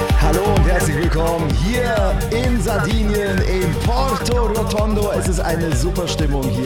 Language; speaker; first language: German; native; German